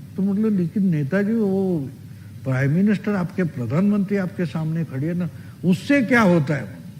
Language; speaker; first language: Hindi; non-native, local second language; Marathi